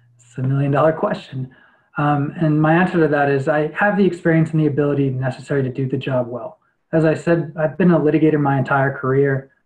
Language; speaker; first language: English; native; English